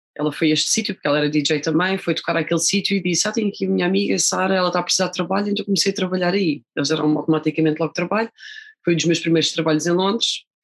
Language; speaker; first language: Portuguese; native; Portuguese